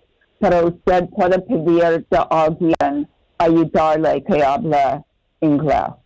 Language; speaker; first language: Spanish; non-native, fluent; English